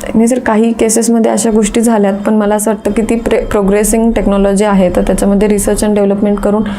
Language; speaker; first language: Marathi; native; Marathi